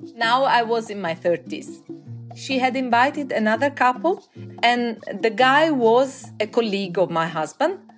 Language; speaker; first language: English; non-native, fluent; Italian